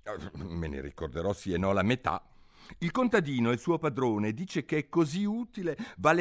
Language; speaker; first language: Italian; native; Italian